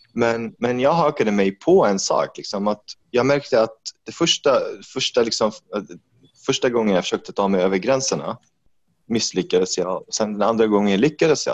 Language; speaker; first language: Swedish; non-native, fluent; Arabic